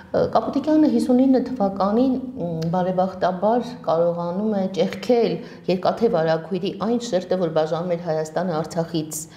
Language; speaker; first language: Armenian; native; Armenian